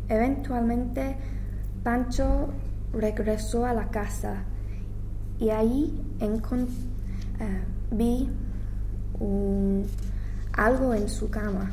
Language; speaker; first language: Spanish; non-native, learner; English